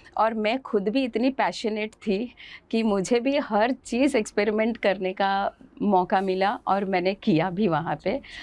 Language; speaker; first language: Hindi; non-native, local second language; Kannada